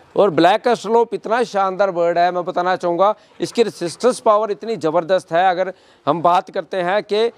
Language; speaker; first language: Hindi; native; Hindi